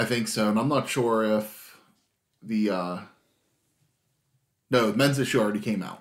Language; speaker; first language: English; native; English